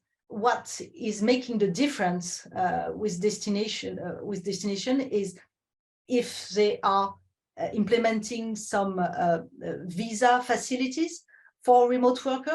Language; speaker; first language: English; non-native, fluent; French